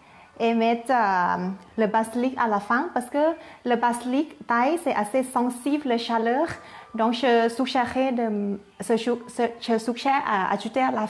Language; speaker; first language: French; non-native, fluent; Thai